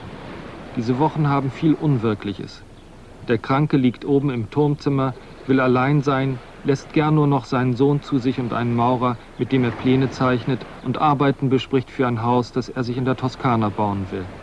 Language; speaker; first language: German; native; German